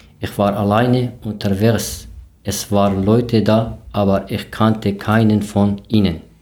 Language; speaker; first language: German; non-native, learner; Arabic